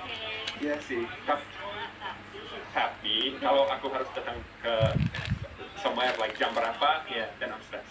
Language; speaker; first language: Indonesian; non-native, learner; English